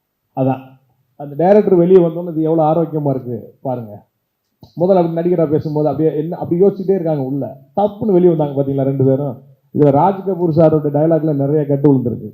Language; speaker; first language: Tamil; native; Tamil